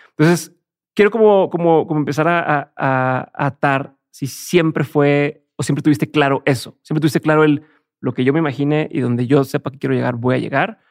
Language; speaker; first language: Spanish; native; Spanish